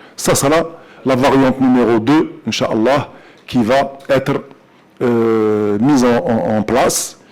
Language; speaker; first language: French; non-native, local second language; Arabic